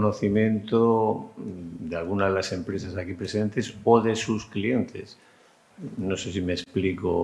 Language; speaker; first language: Spanish; native; Spanish